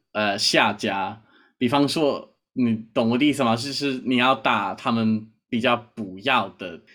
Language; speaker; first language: Chinese; non-native, fluent; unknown